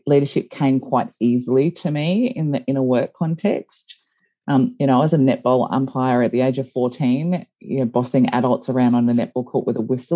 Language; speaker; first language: English; native; English